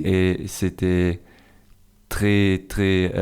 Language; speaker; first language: French; non-native, fluent; German